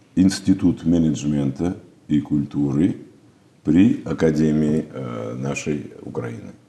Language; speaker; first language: Russian; native; Russian